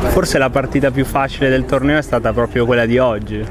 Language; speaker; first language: Italian; native; Italian